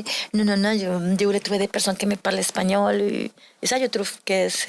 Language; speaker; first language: French; non-native, learner; Spanish